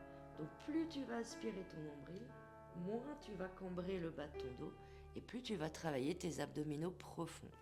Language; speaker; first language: French; native; French